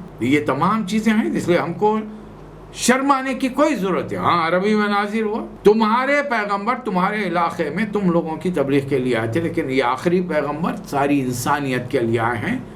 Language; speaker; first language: Urdu; native; Urdu